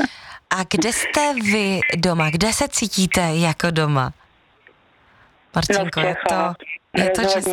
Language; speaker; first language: Czech; native; Czech